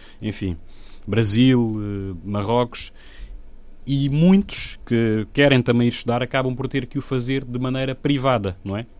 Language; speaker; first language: Portuguese; non-native, local second language; Upper Guinea Crioulo